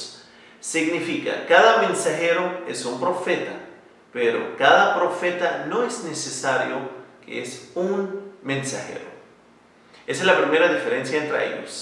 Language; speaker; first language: Spanish; non-native, learner; Arabic